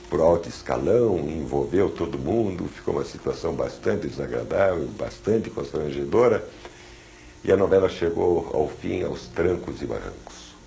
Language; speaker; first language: Portuguese; early bilingual, other home language; German